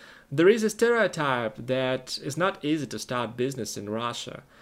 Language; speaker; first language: English; non-native, fluent; Russian